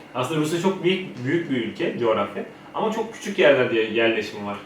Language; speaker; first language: Turkish; native; Turkish